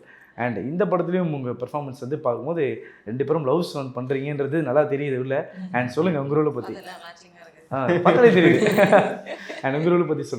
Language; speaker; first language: Tamil; native; Tamil